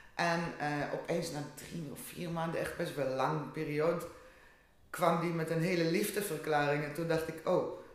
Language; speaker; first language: Dutch; non-native, fluent; Hebrew